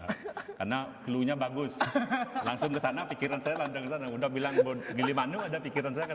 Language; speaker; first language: Indonesian; native; Indonesian